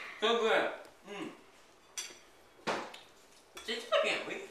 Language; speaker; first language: French; non-native, learner; English